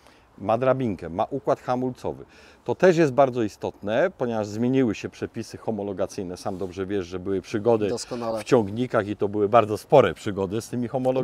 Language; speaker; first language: Polish; native; Polish